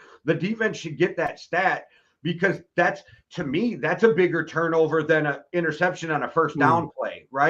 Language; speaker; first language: English; native; English